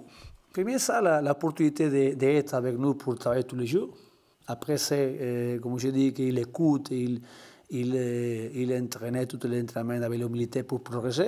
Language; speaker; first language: French; non-native, learner; Spanish